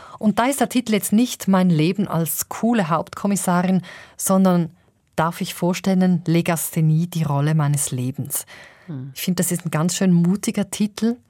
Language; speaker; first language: German; native; German